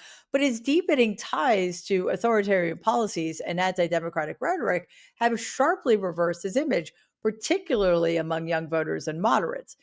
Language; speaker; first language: English; native; English